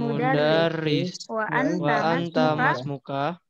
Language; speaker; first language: Arabic; non-native, learner; Indonesian